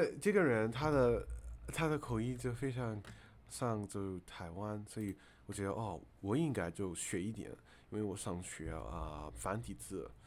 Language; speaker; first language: Chinese; non-native, fluent; English